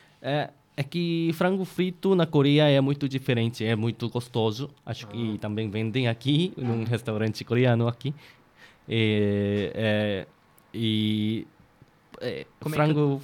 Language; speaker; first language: Portuguese; non-native, fluent; Korean